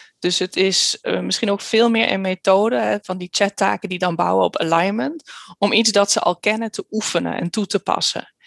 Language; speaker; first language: Dutch; early bilingual, heritage; Dutch